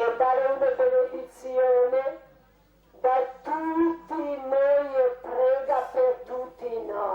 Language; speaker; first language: Italian; non-native, learner; Croatian